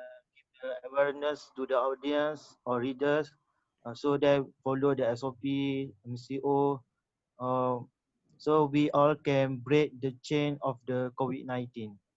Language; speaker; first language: English; non-native, local second language; Malay